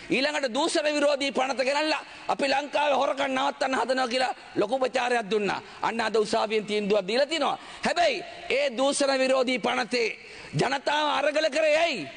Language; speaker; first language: Sinhala; native; Sinhala